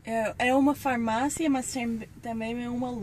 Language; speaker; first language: Portuguese; non-native, learner; English